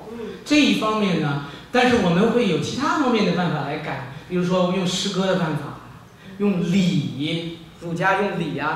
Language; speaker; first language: Chinese; native; Chinese